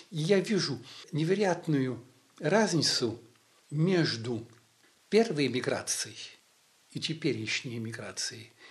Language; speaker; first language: Russian; early bilingual, heritage; Russian